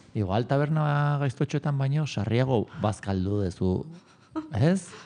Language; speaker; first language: Basque; native; Basque